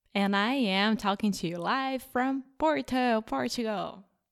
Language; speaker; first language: English; non-native, fluent; Portuguese